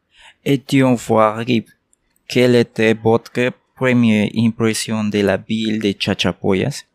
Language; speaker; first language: French; non-native, learner; Spanish